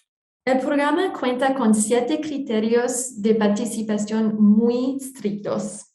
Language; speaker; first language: Spanish; non-native, fluent; French